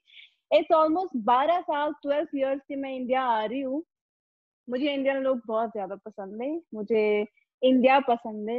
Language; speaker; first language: Hindi; non-native, fluent; Pashto